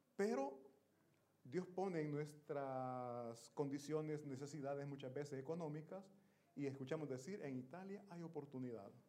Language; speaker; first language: Spanish; native; Spanish